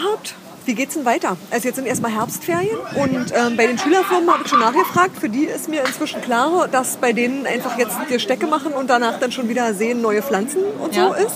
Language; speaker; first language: German; native; German